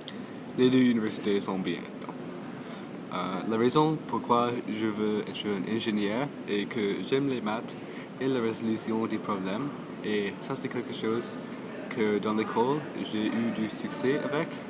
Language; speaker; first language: French; non-native, local second language; English